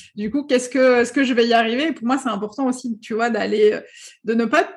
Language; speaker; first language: French; non-native, local second language; Arabic